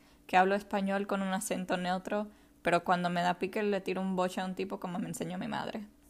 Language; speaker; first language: Spanish; early bilingual, heritage; Spanish